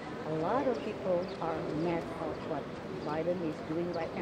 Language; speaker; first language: English; non-native, fluent; Chinese